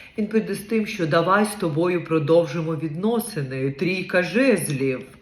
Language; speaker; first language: Ukrainian; non-native, local second language; Russian